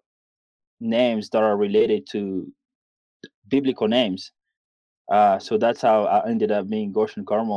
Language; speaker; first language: English; non-native, fluent; Kinyarwanda